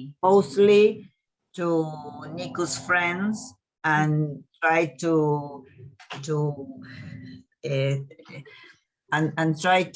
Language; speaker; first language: English; non-native, learner; Spanish